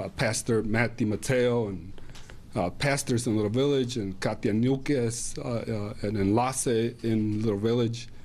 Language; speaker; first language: English; early bilingual, other home language; Spanish